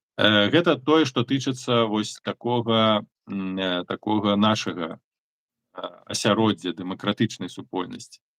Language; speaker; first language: Belarusian; native; Belarusian